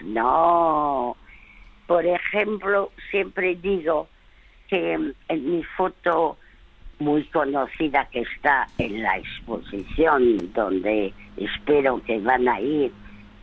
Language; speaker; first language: Spanish; early bilingual, other home language; French